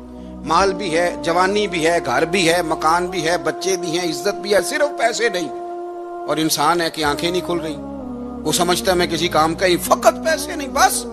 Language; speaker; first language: Urdu; native; Urdu